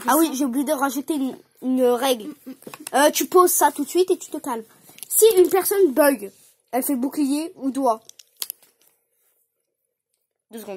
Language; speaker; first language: French; native; French